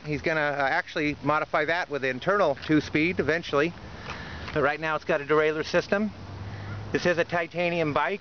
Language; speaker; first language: English; native; English